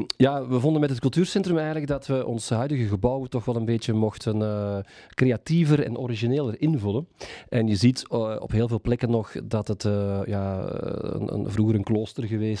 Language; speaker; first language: Dutch; native; Dutch